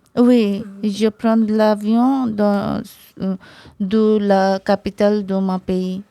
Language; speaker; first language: French; non-native, learner; Bangla